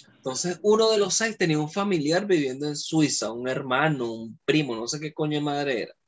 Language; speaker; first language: Spanish; native; Spanish